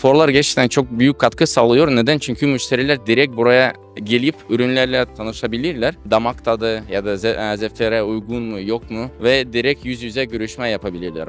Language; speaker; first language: Turkish; non-native, fluent; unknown